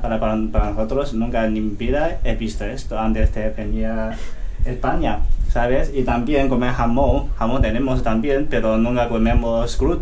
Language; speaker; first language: Spanish; non-native, learner; Chinese